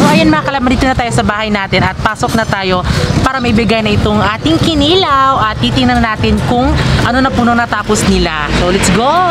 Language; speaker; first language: Filipino; non-native, local second language; Cebuano